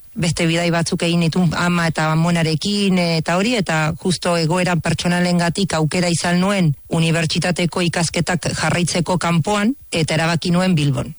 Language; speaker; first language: Basque; non-native, fluent; Spanish